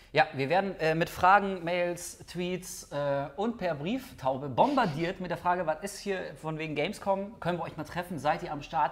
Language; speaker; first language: German; native; German